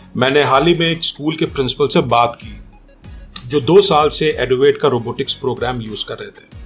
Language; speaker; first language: Hindi; native; Hindi